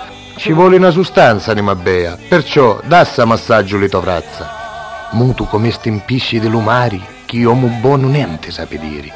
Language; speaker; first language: Italian; native; Italian